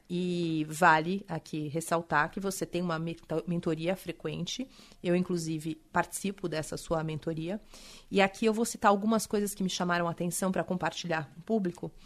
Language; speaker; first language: Portuguese; native; Portuguese